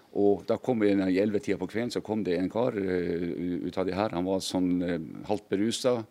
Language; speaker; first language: Norwegian; native; Norwegian